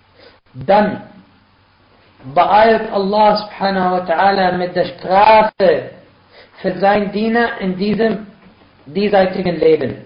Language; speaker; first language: German; non-native, fluent; Arabic